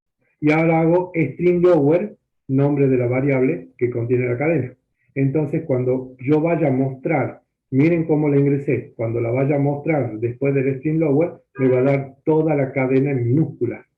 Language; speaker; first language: Spanish; native; Spanish